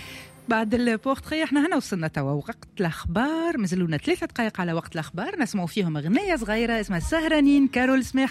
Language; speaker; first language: Arabic; native; Arabic